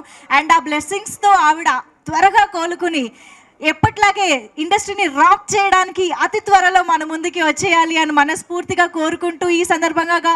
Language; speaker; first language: Telugu; native; Telugu